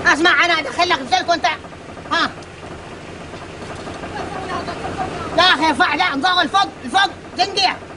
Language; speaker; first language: Arabic; native; Arabic